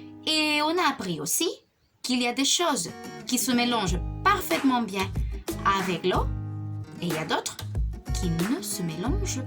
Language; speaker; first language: French; non-native, fluent; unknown